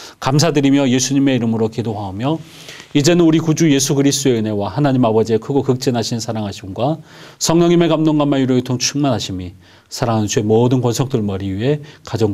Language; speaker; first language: Korean; native; Korean